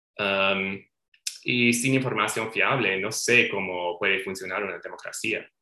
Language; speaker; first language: Spanish; non-native, fluent; English